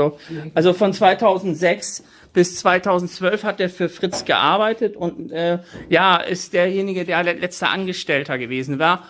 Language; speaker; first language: German; native; German